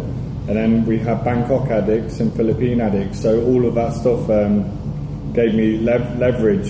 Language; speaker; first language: English; native; English